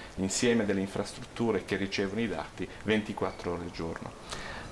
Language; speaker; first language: Italian; native; Italian